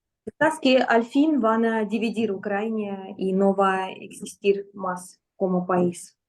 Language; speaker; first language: Spanish; non-native, fluent; Russian